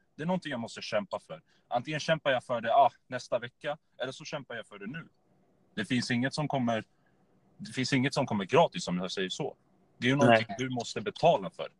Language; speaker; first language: Swedish; native; Swedish